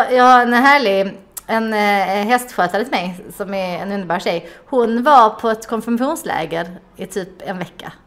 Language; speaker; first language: Swedish; native; Swedish